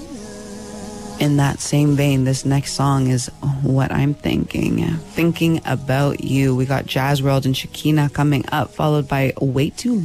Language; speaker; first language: English; native; English